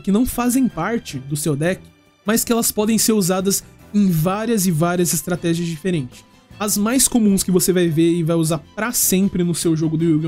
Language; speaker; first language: Portuguese; native; Portuguese